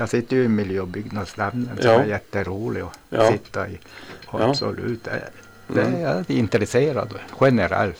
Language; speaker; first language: Swedish; native; Swedish